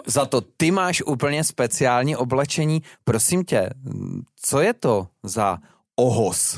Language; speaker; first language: Czech; native; Czech